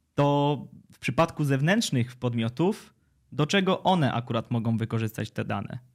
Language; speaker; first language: Polish; native; Polish